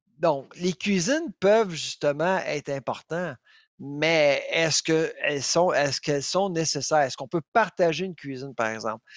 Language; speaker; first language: French; native; French